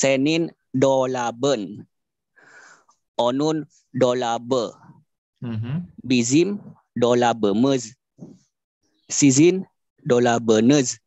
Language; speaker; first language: Turkish; non-native, fluent; Indonesian